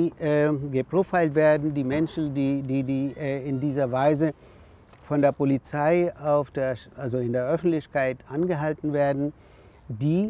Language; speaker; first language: German; non-native, fluent; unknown